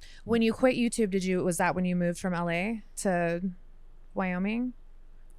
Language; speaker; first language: English; native; English